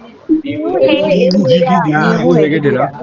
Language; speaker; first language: Kannada; non-native, learner; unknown